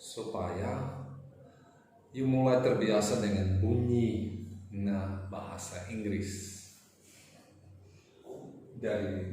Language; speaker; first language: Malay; non-native, fluent; English